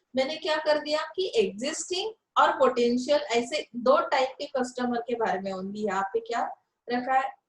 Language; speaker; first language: Hindi; non-native, local second language; Marathi